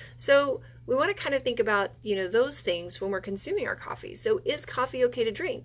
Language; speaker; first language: English; native; English